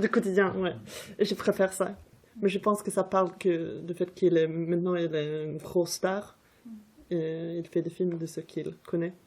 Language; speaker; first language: French; non-native, fluent; Swedish